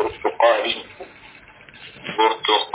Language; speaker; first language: Arabic; non-native, learner; Indonesian